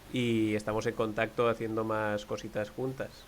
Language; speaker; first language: Spanish; native; Spanish